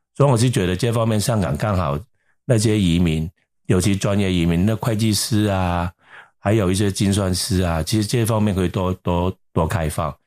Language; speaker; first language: Chinese; non-native, local second language; Cantonese